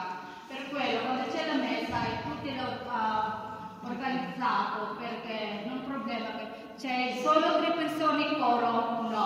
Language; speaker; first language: Italian; non-native, learner; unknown